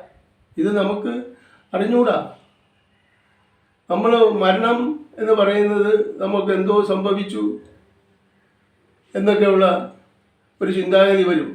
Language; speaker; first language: Malayalam; native; Malayalam